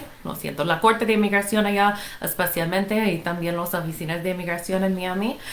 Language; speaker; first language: Spanish; non-native, fluent; English